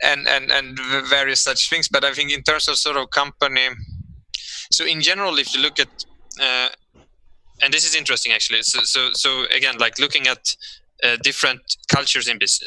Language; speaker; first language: English; non-native, fluent; Swedish